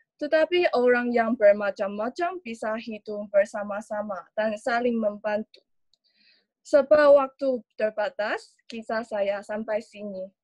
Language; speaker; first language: Indonesian; non-native, learner; Chinese